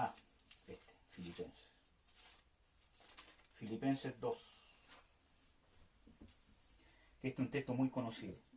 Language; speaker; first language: Spanish; native; Spanish